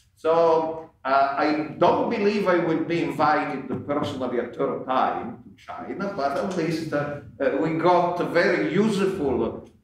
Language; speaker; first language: English; non-native, fluent; Italian